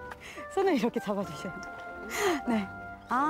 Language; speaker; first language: Korean; native; Korean